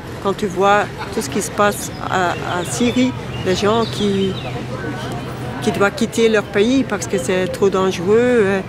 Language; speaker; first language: French; non-native, local second language; Dutch